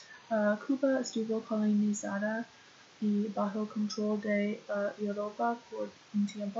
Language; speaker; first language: Spanish; non-native, learner; English